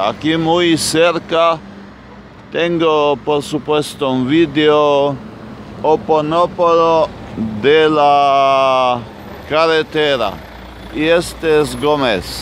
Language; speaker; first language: Spanish; non-native, fluent; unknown